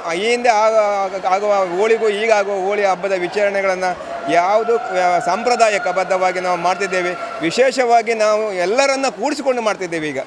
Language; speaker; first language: Kannada; non-native, local second language; Konkani